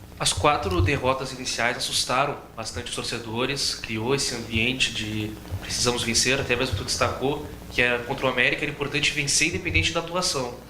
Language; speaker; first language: Portuguese; native; Portuguese